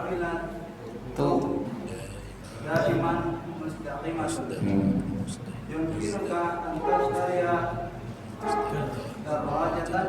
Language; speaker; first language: Arabic; non-native, learner; Indonesian